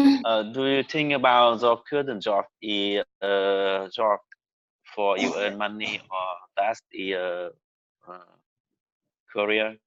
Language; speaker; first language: English; non-native, learner; Vietnamese